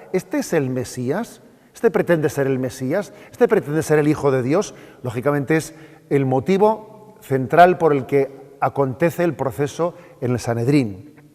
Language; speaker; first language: Spanish; native; Spanish